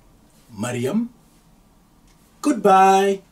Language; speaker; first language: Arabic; non-native, fluent; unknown